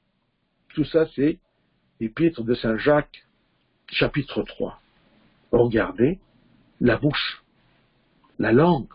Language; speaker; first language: French; non-native, fluent; Arabic